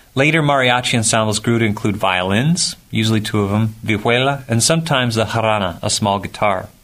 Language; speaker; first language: English; native; English